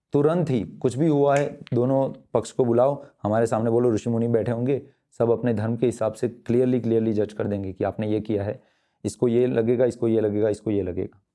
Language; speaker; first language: Hindi; non-native, local second language; Gujarati